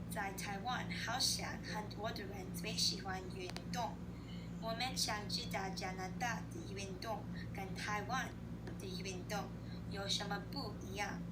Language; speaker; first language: Chinese; non-native, learner; English